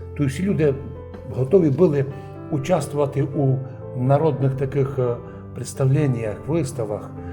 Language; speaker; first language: Ukrainian; native; Ukrainian